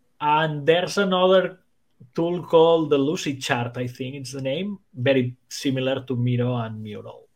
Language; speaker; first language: English; non-native, fluent; Spanish